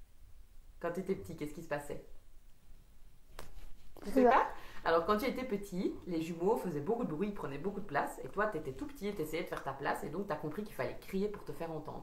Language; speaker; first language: French; native; French